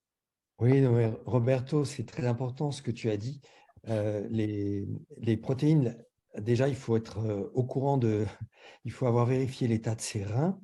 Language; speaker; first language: French; native; French